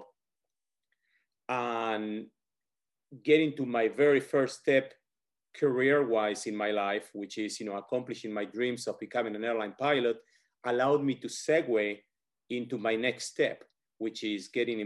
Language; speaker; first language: English; non-native, fluent; Spanish